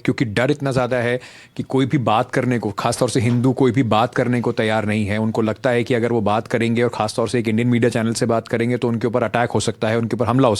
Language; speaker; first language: Hindi; native; Hindi